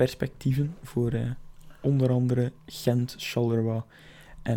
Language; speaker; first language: Dutch; native; Dutch